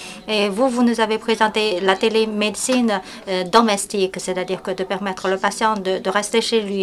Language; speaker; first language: French; non-native, fluent; Chinese